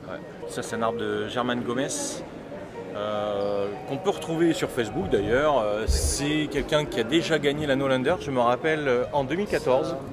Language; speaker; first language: French; native; French